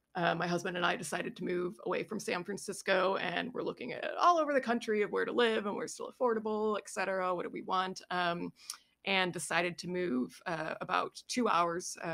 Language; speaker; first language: English; native; English